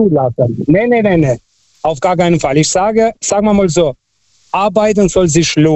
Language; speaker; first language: German; non-native, fluent; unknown